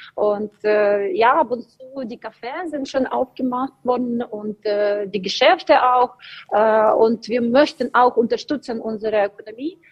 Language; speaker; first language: German; non-native, learner; Ukrainian